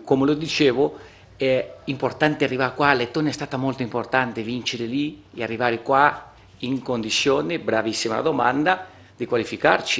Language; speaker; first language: Italian; non-native, fluent; Portuguese